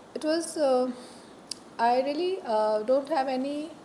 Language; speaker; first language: English; non-native, local second language; Hindi